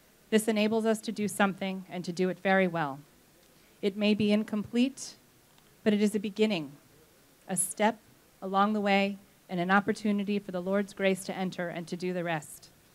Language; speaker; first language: English; native; English